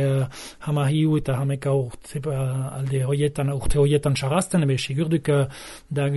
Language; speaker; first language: Basque; native; Basque